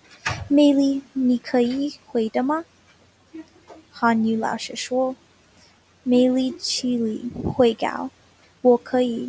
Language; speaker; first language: Chinese; non-native, learner; English